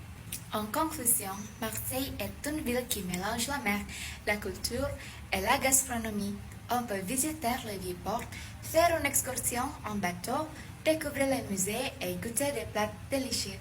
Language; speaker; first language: French; non-native, learner; Indonesian